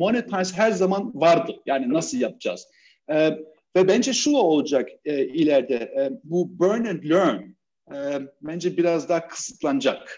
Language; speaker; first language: Turkish; early bilingual, heritage; Turkish